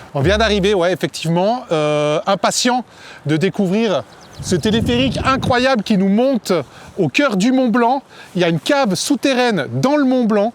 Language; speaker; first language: French; native; French